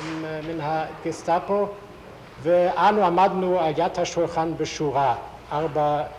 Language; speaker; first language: Hebrew; non-native, fluent; German